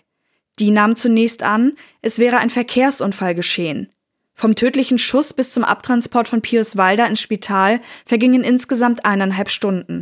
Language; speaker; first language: German; native; German